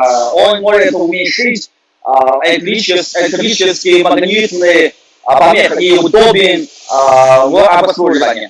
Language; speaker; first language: Russian; non-native, fluent; Chinese